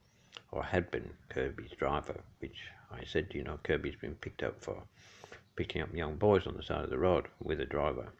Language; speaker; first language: English; native; English